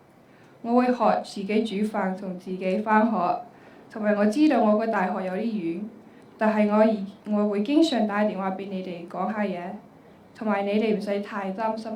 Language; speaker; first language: Cantonese; early bilingual, heritage; Cantonese